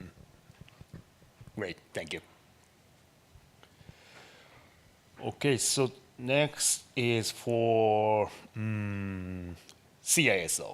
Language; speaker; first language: English; non-native, learner; Japanese